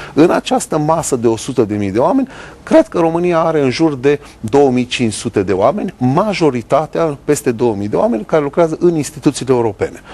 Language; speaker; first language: Romanian; native; Romanian